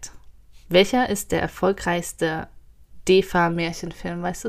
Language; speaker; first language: German; native; German